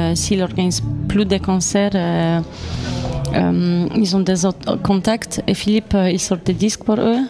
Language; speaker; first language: French; non-native, fluent; Polish